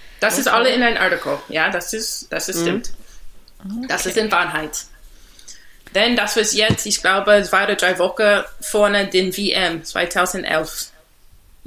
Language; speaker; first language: German; non-native, learner; English